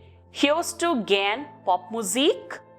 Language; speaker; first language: German; non-native, fluent; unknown